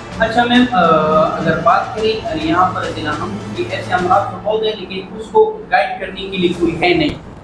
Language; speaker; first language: Urdu; non-native, local second language; Pashto